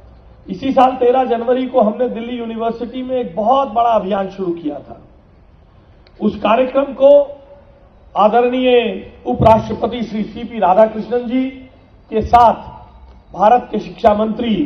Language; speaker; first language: Hindi; native; Hindi